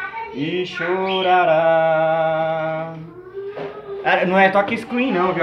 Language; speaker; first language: Portuguese; native; Portuguese